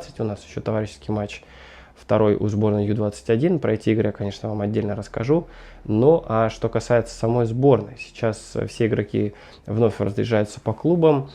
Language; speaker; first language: Russian; native; Russian